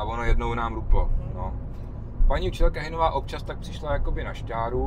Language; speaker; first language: Czech; native; Czech